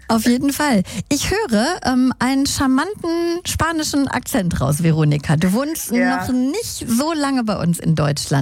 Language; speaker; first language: German; native; German